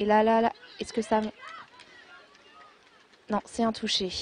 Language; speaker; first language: French; native; French